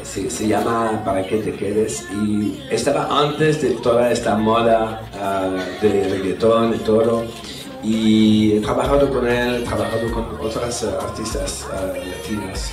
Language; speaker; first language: Spanish; non-native, fluent; French